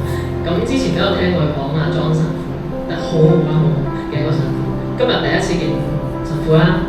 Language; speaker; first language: Cantonese; native; Cantonese